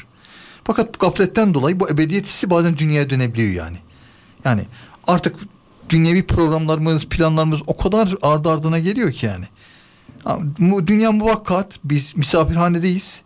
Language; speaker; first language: Turkish; native; Turkish